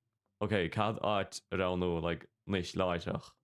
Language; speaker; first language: Irish; non-native, local second language; English